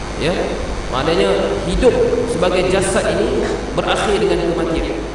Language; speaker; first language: Malay; native; Malay